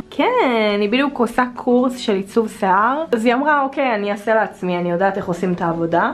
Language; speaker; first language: Hebrew; native; Hebrew